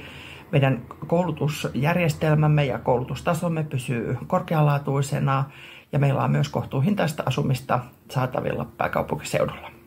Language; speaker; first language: Finnish; native; Finnish